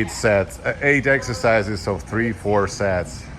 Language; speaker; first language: English; non-native, fluent; Ukrainian